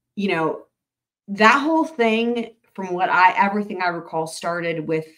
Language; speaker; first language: English; native; English